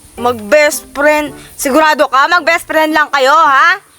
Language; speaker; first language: Filipino; native; Filipino